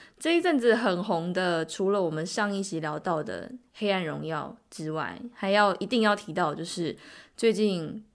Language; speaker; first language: Chinese; native; Chinese